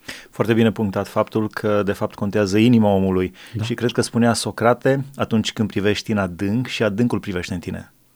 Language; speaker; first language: Romanian; native; Romanian